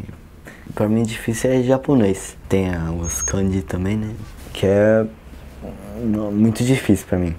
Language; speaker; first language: Portuguese; early bilingual, heritage; Portuguese